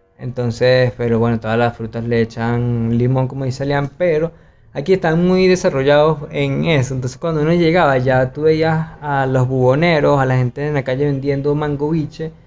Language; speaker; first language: Spanish; native; Spanish